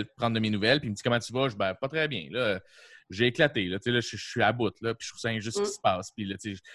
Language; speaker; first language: French; native; French